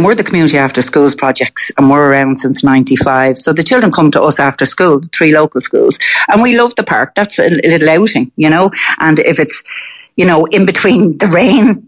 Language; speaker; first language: English; native; English